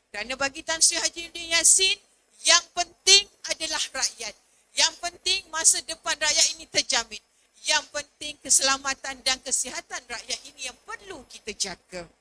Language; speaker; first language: Malay; native; Malay